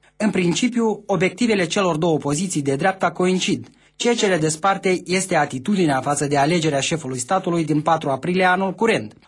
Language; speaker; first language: Romanian; native; Romanian